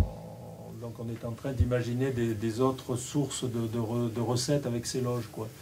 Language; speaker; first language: French; native; French